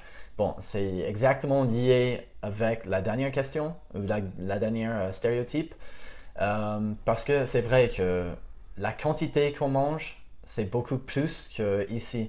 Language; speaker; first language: French; non-native, fluent; English